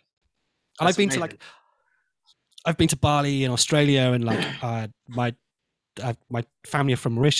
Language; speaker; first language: English; native; English